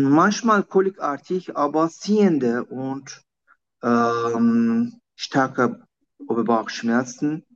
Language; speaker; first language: German; non-native, learner; Turkish